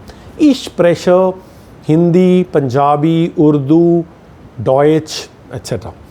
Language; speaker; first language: German; non-native, fluent; Hindi